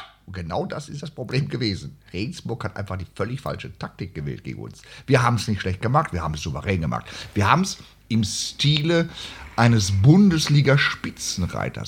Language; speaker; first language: German; native; German